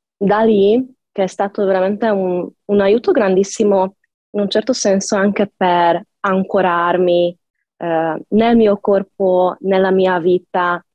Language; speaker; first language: Italian; non-native, fluent; Hungarian